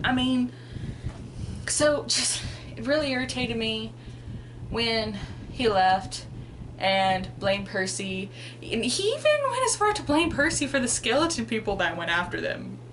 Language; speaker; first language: English; native; English